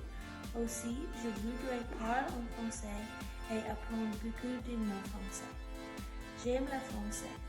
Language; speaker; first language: French; non-native, learner; English